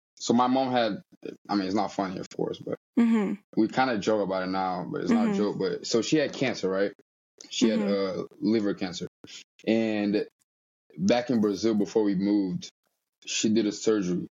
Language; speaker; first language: English; early bilingual, other home language; Portuguese